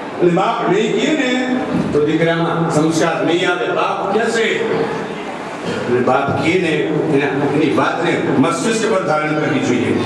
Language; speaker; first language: Gujarati; non-native, local second language; Kachhi